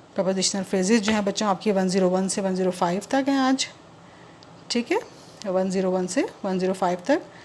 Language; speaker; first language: Urdu; native; Urdu